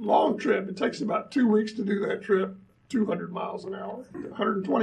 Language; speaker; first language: English; native; English